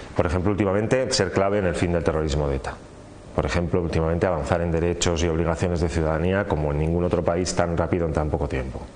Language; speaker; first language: Spanish; native; Spanish